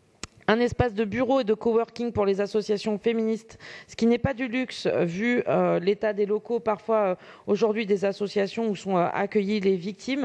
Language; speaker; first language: French; native; French